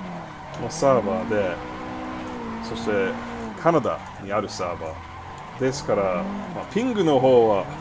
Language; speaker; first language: Japanese; non-native, fluent; English